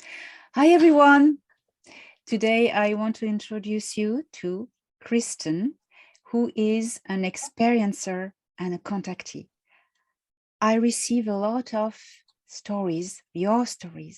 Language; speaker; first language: English; non-native, fluent; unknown